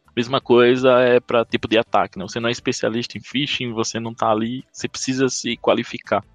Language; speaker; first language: Portuguese; native; Portuguese